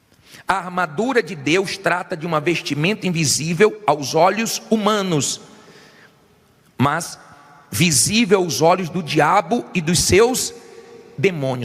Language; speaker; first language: Portuguese; native; Portuguese